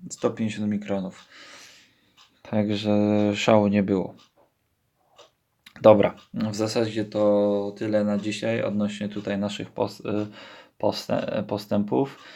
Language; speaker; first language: Polish; native; Polish